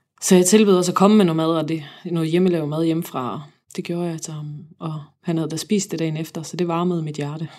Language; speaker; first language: Danish; native; Danish